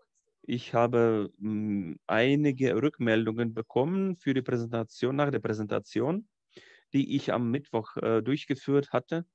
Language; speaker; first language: German; non-native, fluent; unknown